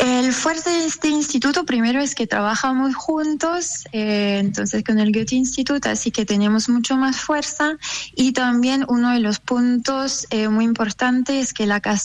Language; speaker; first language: Spanish; non-native, fluent; French